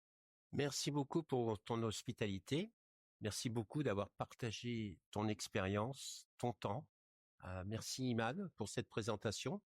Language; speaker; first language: French; native; French